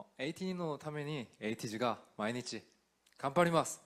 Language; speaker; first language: Japanese; non-native, learner; Korean